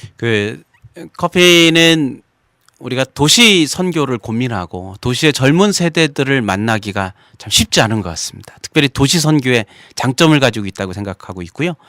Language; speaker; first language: Korean; native; Korean